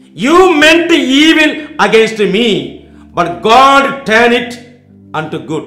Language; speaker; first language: English; non-native, local second language; Tamil